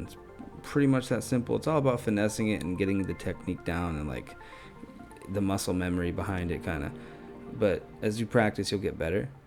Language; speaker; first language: English; native; English